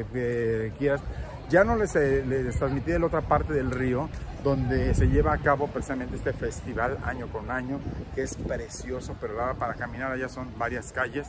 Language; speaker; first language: Spanish; native; Spanish